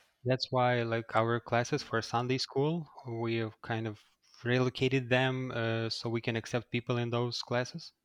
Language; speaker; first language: English; non-native, fluent; Ukrainian